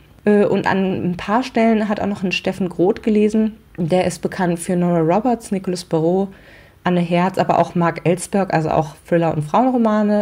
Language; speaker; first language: German; native; German